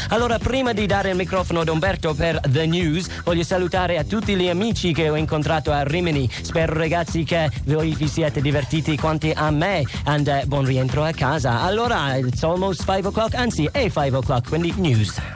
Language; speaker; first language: Italian; non-native, fluent; English